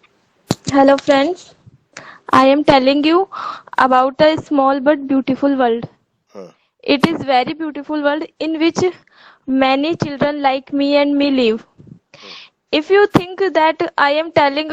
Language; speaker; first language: English; non-native, learner; Hindi